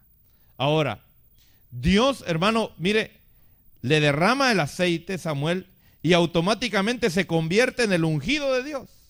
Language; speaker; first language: Spanish; native; Spanish